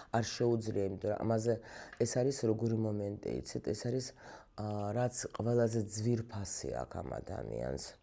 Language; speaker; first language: Georgian; non-native, local second language; Russian